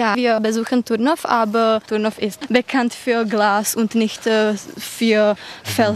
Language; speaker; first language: German; non-native, fluent; Czech